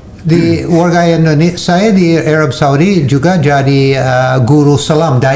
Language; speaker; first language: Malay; non-native, fluent; English